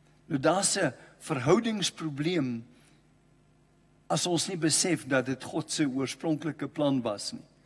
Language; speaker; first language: Afrikaans; non-native, local second language; English